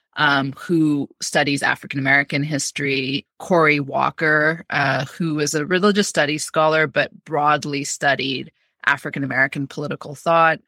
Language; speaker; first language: English; early bilingual, other home language; Amharic